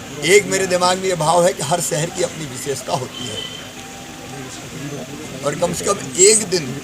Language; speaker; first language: Hindi; native; Hindi